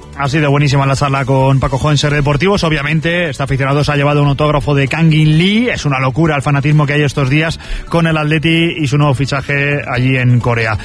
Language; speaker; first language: Spanish; native; Spanish